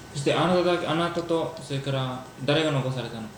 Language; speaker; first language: Japanese; early bilingual, heritage; Japanese